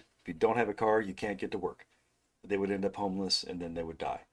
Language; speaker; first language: English; native; English